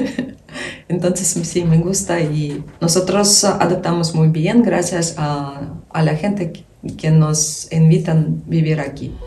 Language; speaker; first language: Spanish; non-native, fluent; Ukrainian